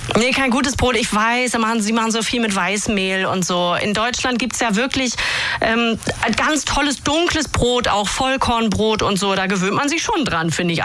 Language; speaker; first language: German; native; German